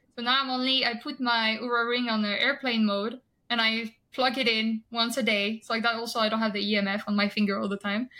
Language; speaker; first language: English; non-native, fluent; French